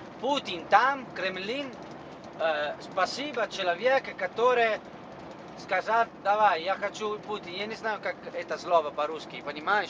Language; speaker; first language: Russian; non-native, learner; Italian